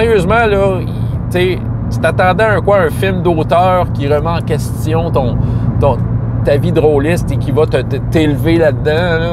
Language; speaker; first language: French; native; French